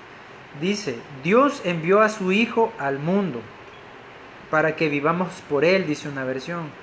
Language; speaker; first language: Spanish; native; Spanish